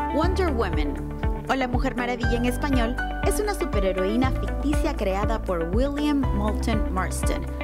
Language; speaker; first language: Spanish; native; Spanish